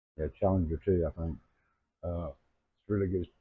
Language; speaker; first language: English; native; English